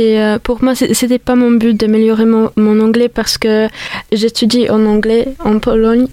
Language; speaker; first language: French; non-native, fluent; Polish